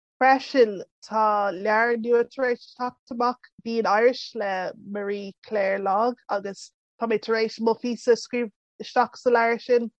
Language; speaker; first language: Irish; early bilingual, other home language; English